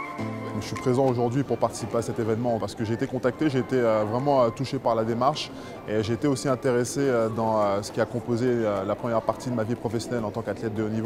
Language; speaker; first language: French; native; French